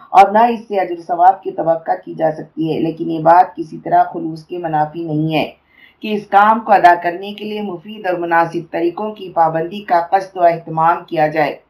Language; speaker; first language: Urdu; native; Urdu